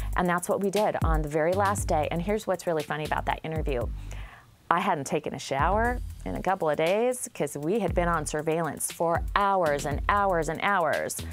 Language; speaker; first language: English; native; English